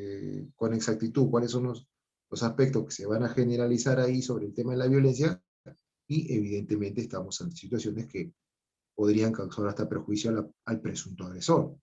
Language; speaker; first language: Spanish; native; Spanish